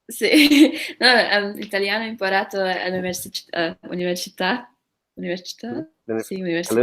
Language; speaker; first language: Italian; non-native, learner; Spanish